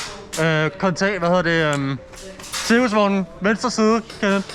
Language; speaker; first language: Danish; native; Danish